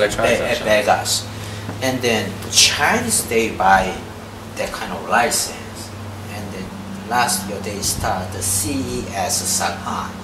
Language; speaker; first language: English; non-native, learner; Korean